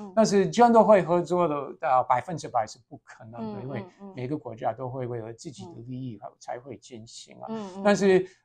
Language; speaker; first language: Chinese; non-native, fluent; English